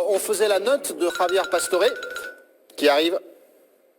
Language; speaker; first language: French; native; French